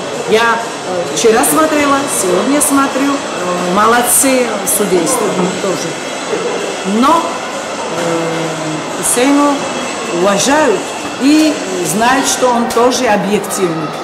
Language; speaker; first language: Russian; non-native, learner; Georgian